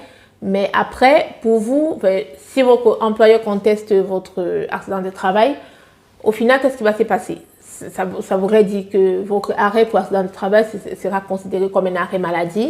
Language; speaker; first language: French; native; French